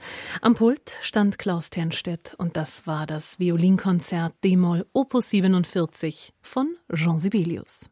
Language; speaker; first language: German; native; German